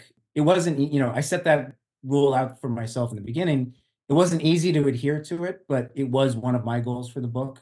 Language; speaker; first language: English; native; English